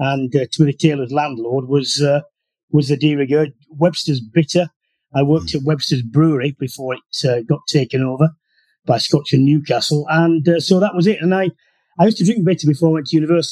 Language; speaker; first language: English; native; English